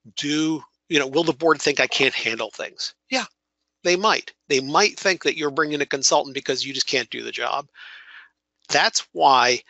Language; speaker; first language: English; native; English